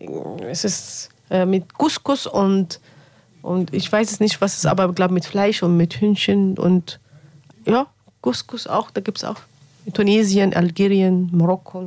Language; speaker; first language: German; non-native, learner; Arabic